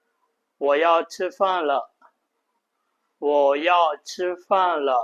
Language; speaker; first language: Chinese; non-native, fluent; Burmese